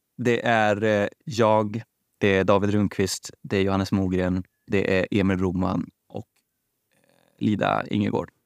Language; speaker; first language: Swedish; native; Swedish